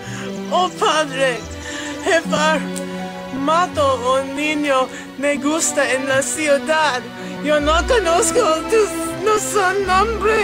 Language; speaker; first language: Spanish; non-native, learner; English